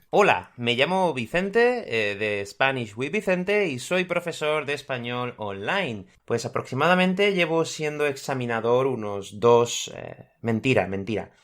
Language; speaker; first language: Spanish; native; Spanish